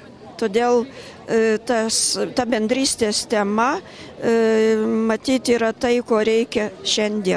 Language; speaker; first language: Lithuanian; native; Lithuanian